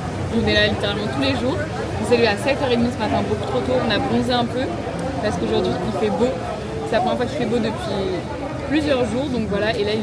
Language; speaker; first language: French; native; French